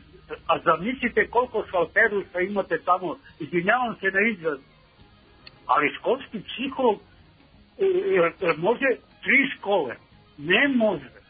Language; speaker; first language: Serbian; native; Serbian